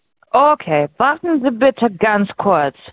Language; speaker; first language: German; non-native, fluent; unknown